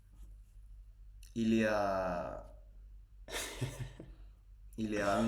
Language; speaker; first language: French; non-native, learner; Spanish